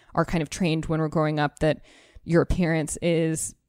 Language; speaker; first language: English; native; English